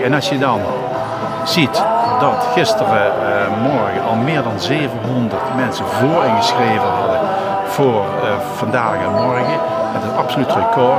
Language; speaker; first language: Dutch; native; Dutch